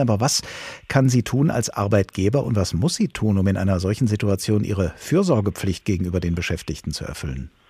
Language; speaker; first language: German; native; German